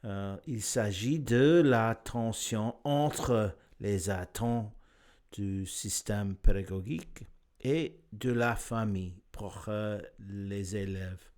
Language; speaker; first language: French; non-native, learner; English